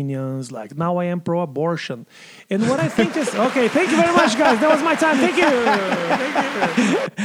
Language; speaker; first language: English; non-native, fluent; Portuguese